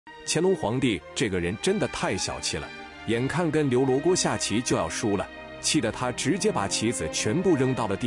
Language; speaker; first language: Chinese; native; Chinese